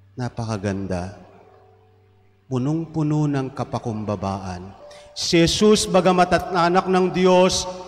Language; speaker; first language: Filipino; native; Filipino